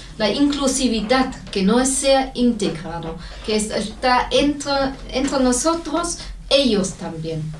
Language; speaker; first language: Spanish; non-native, fluent; German